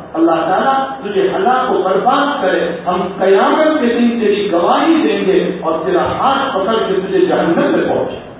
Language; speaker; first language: Urdu; non-native, local second language; Gujarati